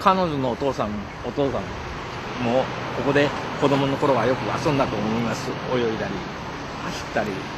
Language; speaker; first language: Japanese; native; Japanese